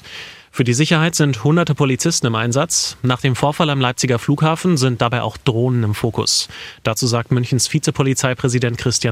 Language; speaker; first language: German; native; German